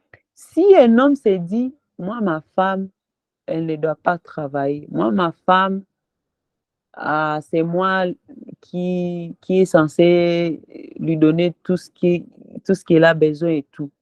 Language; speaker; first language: French; non-native, local second language; Swahili